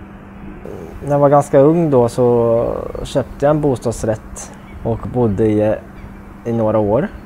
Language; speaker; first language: Swedish; native; Swedish